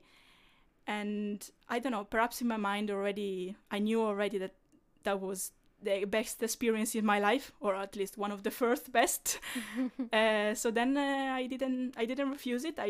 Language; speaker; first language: English; non-native, fluent; Italian